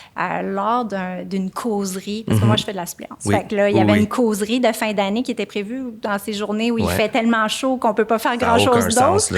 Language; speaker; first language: French; native; French